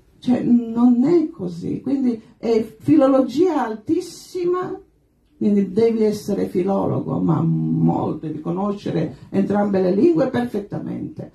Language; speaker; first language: Italian; non-native, fluent; Croatian